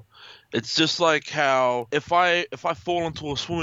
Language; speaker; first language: English; native; English